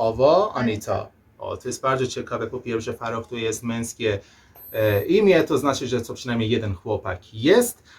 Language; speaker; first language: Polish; non-native, learner; Persian